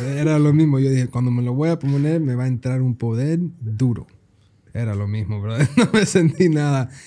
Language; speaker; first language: Spanish; early bilingual, heritage; Spanish